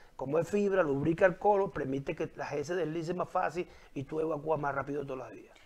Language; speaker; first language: Spanish; native; Spanish